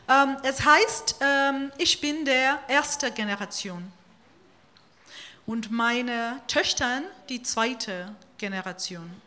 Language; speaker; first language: German; non-native, fluent; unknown